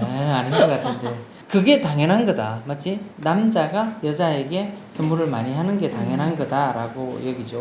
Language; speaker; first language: Korean; non-native, local second language; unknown